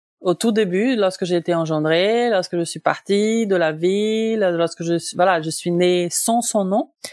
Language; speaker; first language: French; non-native, fluent; Portuguese